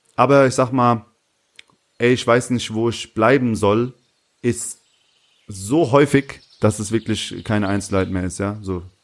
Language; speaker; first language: German; early bilingual, other home language; Turkish